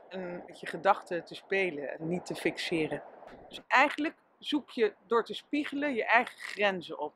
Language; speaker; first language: Dutch; native; Dutch